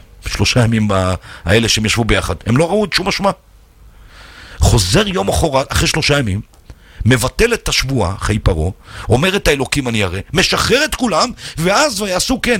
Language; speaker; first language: Hebrew; native; Hebrew